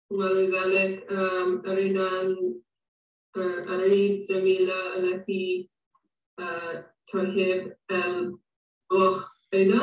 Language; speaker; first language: Arabic; non-native, learner; English